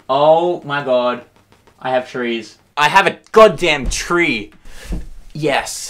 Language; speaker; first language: English; native; English